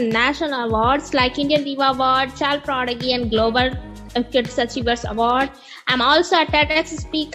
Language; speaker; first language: English; non-native, local second language; Hindi